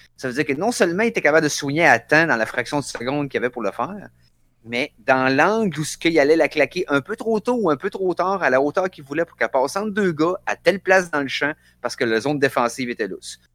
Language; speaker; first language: French; native; French